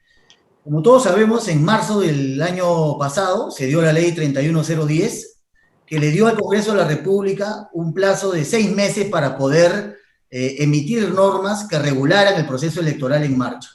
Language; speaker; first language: Spanish; native; Spanish